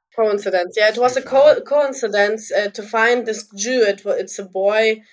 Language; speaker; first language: English; early bilingual, other home language; Russian